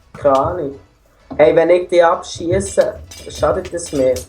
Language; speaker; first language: German; native; German